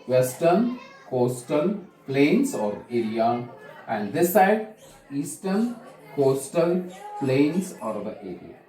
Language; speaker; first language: English; non-native, local second language; Kannada